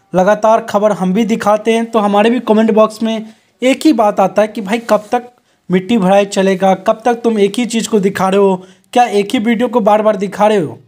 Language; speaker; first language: Hindi; native; Hindi